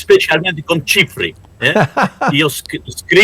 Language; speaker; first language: Italian; non-native, learner; Russian